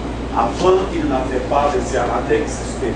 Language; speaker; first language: French; non-native, fluent; Portuguese